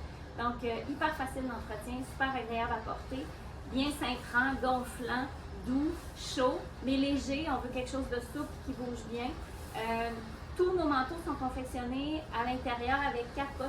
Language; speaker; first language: French; native; French